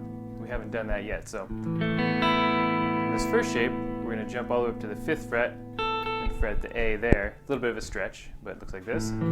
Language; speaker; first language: English; native; English